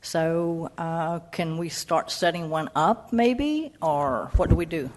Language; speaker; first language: English; native; English